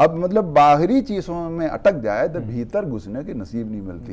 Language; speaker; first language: Hindi; non-native, local second language; Malayalam